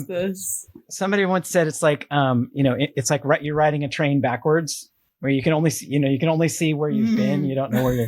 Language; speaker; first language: English; native; English